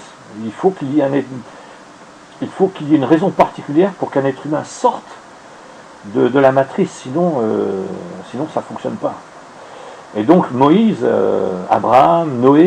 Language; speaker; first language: French; native; French